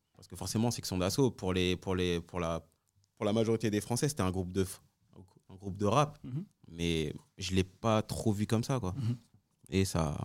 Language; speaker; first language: French; native; French